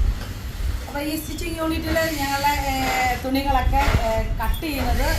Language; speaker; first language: Malayalam; native; Malayalam